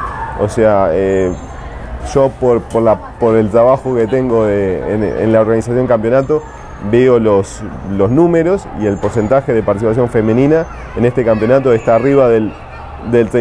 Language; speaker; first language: Spanish; native; Spanish